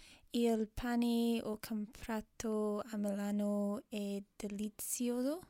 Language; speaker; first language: Italian; non-native, learner; English